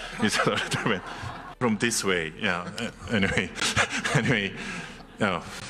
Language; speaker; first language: English; non-native, fluent; Korean